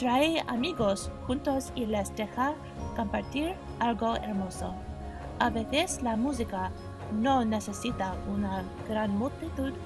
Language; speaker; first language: Spanish; non-native, learner; English